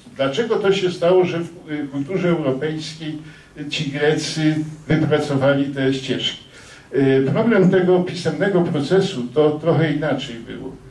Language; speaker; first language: Polish; native; Polish